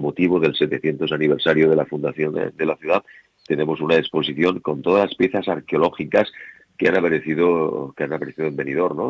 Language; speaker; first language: Spanish; native; Spanish